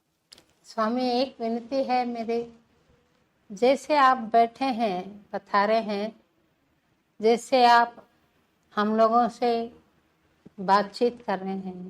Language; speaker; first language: Hindi; non-native, local second language; Telugu